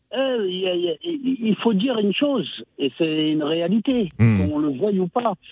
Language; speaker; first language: French; native; French